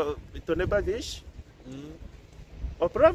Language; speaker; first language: Czech; non-native, learner; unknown